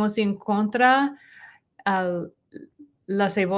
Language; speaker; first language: Spanish; non-native, learner; English